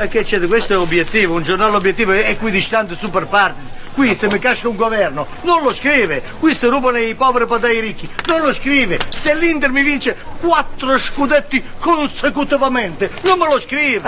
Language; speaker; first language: Italian; native; Italian